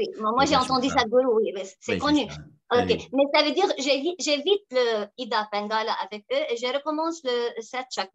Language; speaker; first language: French; non-native, local second language; Arabic